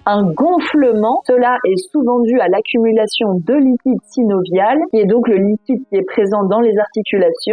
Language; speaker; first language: French; native; French